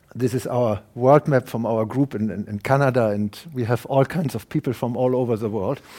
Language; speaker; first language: English; non-native, fluent; German